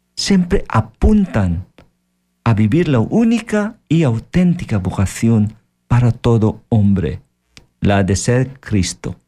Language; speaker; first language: Spanish; non-native, fluent; Filipino